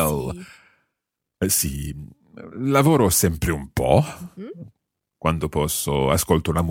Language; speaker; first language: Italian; non-native, learner; English